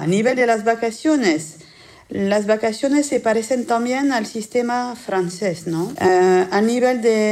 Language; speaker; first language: Spanish; non-native, fluent; French